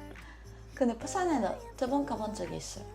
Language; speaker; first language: Korean; non-native, fluent; Japanese